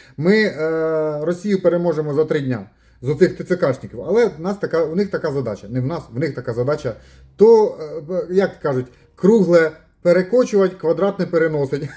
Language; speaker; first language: Ukrainian; non-native, local second language; Russian